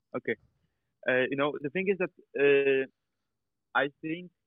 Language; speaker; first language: English; non-native, fluent; Polish